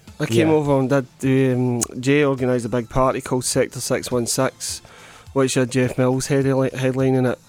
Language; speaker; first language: English; native; English